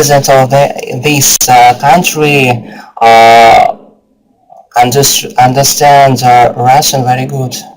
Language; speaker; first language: English; non-native, learner; Russian